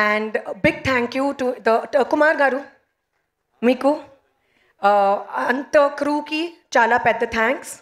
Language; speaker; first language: Telugu; non-native, learner; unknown